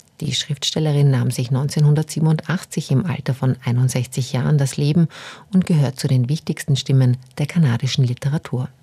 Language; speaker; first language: German; native; German